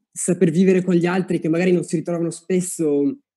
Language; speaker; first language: Italian; early bilingual, other home language; Arabic